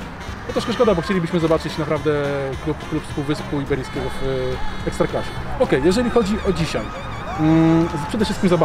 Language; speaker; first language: Polish; native; Polish